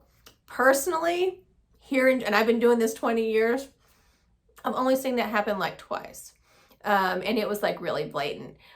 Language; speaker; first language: English; native; English